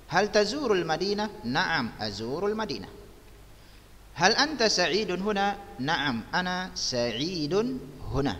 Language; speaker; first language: Arabic; non-native, fluent; Indonesian